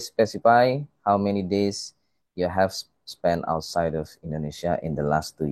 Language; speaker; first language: English; non-native, fluent; Indonesian